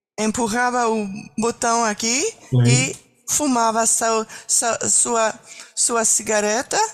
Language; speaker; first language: Portuguese; non-native, learner; French